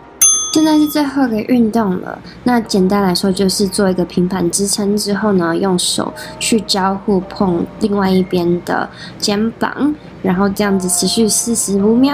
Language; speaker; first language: Chinese; native; Chinese